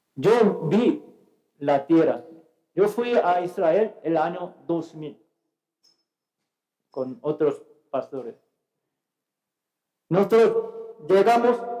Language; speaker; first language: Spanish; non-native, fluent; Korean